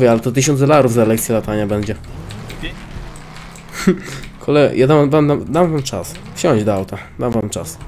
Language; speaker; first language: Polish; native; Polish